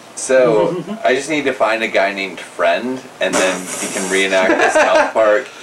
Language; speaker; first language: English; native; English